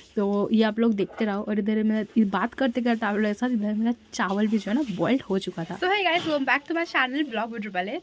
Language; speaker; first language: Hindi; non-native, local second language; Bangla